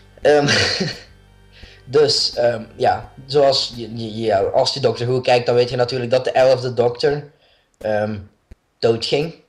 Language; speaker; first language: Dutch; native; Dutch